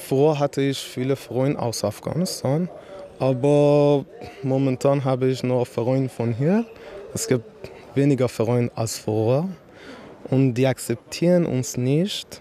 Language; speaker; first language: German; non-native, learner; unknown